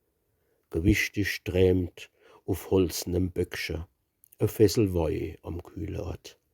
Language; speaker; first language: German; native; German